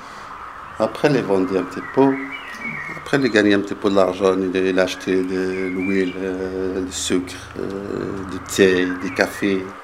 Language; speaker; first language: French; non-native, learner; Arabic